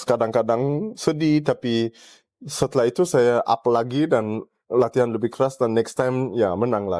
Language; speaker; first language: Indonesian; early bilingual, heritage; German